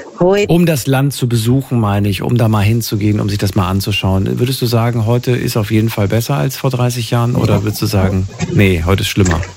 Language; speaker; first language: German; native; German